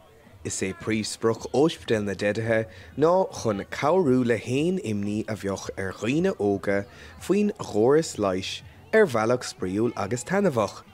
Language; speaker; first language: Irish; native; Irish